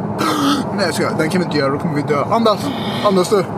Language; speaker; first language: Swedish; native; Swedish